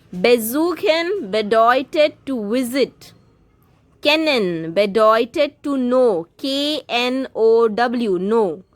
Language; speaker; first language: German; non-native, fluent; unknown